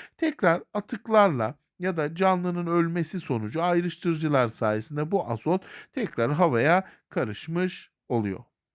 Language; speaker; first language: Turkish; native; Turkish